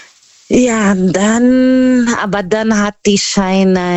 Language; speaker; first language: German; non-native, learner; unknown